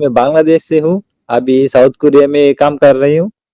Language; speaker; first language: Hindi; non-native, learner; Bangla